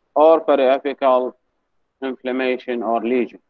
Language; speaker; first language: English; non-native, fluent; Arabic